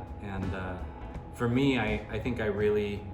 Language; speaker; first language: English; native; English